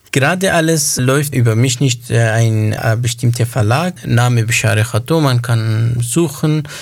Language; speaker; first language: German; non-native, learner; Kurdish